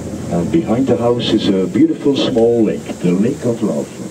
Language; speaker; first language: English; non-native, fluent; Dutch